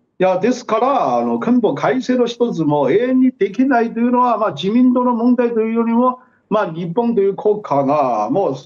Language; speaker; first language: Japanese; non-native, fluent; Chinese